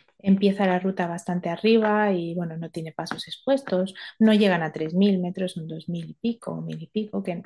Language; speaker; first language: Spanish; early bilingual, other home language; Romanian